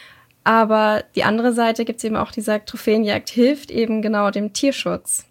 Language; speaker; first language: German; native; German